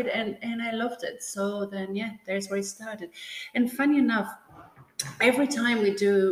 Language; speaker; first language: English; non-native, fluent; Albanian